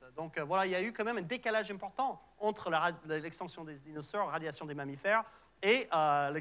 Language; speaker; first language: French; non-native, fluent; English